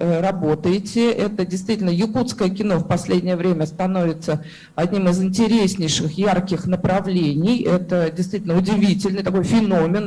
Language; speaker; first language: Russian; native; Russian